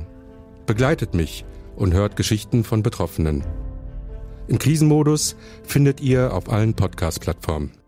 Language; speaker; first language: German; native; German